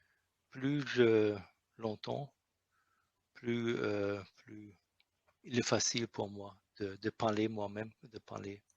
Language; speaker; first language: French; non-native, learner; German